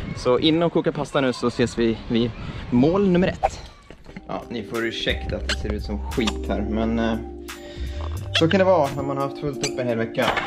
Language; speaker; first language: Swedish; early bilingual, other home language; Estonian